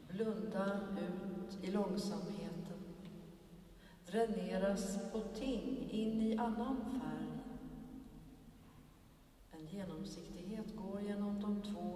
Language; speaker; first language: Swedish; native; Swedish